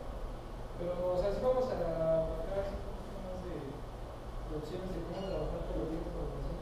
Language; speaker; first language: Spanish; native; Spanish